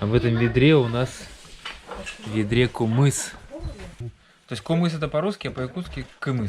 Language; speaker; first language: Russian; native; Russian